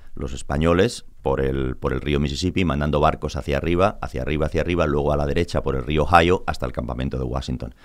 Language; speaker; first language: Spanish; native; Spanish